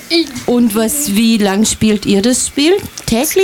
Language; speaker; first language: German; native; German